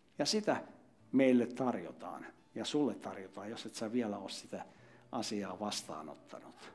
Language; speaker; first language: Finnish; native; Finnish